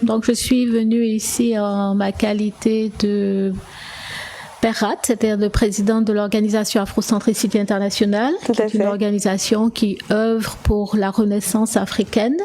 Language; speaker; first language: French; native; French